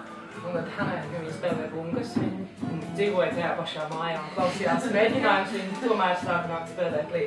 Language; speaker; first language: Latvian; early bilingual, heritage; Latvian